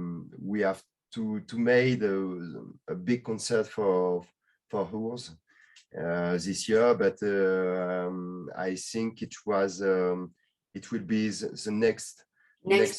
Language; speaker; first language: English; non-native, learner; French